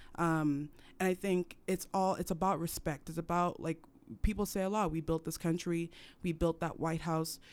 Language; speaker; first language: English; non-native, local second language; French